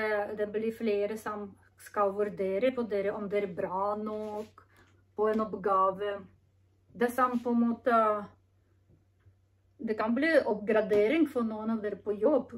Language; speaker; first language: Norwegian; non-native, learner; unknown